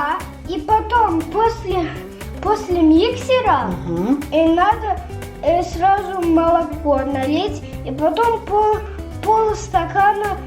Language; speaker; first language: Russian; early bilingual, heritage; Russian